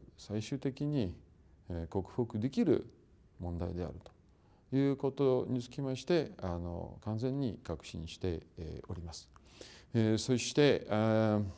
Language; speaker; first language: Japanese; non-native, fluent; Russian